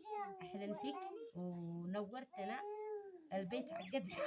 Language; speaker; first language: Arabic; early bilingual, other home language; Amharic